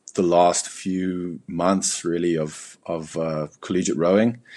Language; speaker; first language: English; native; English